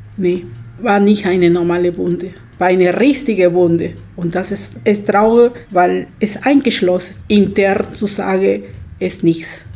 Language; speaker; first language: German; non-native, learner; Spanish